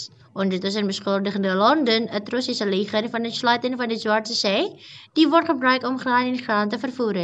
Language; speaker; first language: Dutch; non-native, fluent; Indonesian